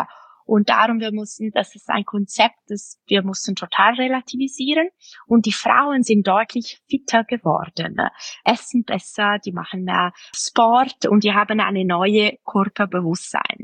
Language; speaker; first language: German; non-native, fluent; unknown